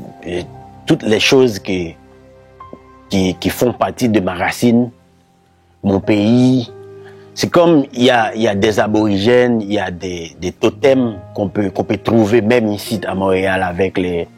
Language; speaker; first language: French; non-native, local second language; Haitian Creole